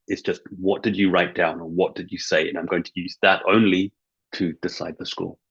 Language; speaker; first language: English; native; English